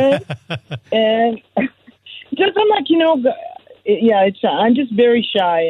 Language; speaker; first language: English; non-native, fluent; Spanish